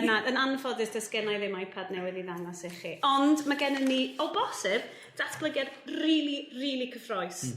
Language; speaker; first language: Welsh; native; Welsh